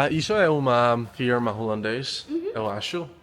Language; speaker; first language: Portuguese; non-native, learner; Dutch